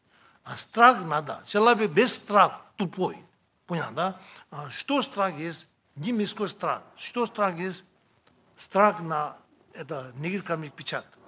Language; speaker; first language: Russian; non-native, learner; Tibetan